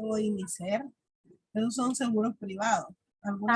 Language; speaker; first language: Spanish; native; Spanish